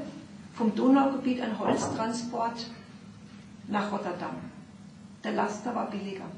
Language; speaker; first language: German; native; German